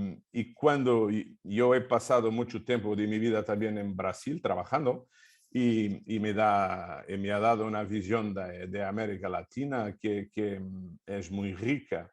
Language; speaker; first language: Spanish; non-native, fluent; Portuguese